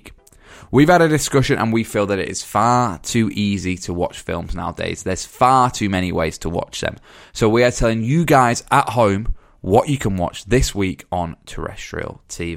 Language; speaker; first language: English; native; English